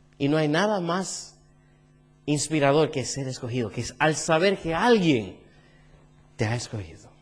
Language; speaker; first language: Spanish; early bilingual, heritage; Spanish